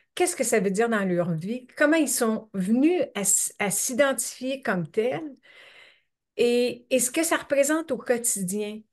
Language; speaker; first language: French; native; French